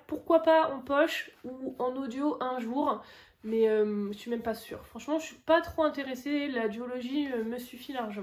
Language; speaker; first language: French; native; French